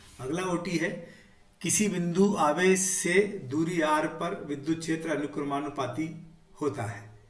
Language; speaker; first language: Hindi; native; Hindi